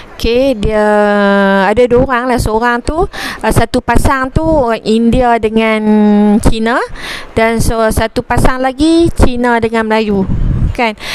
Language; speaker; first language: Malay; native; Malay